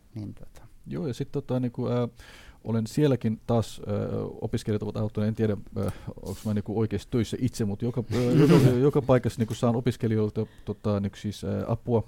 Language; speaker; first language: Finnish; non-native, fluent; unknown